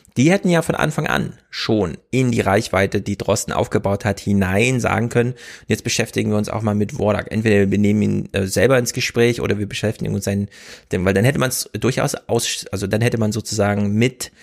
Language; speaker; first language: German; native; German